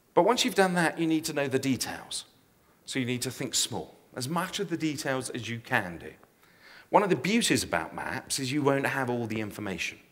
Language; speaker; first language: English; native; English